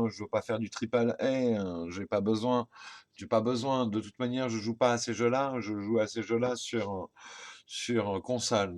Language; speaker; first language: French; native; French